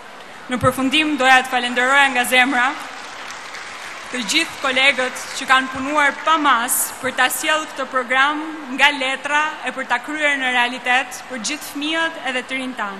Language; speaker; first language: Albanian; native; Albanian